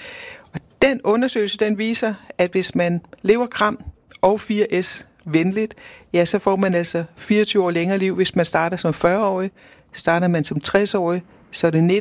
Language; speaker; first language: Danish; native; Danish